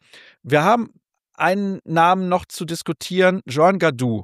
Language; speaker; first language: German; native; German